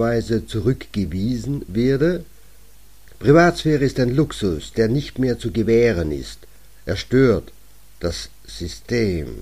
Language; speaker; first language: German; native; German